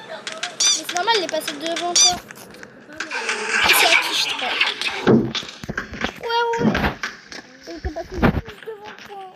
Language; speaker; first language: French; native; French